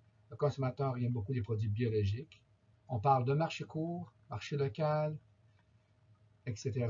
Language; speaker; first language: French; native; French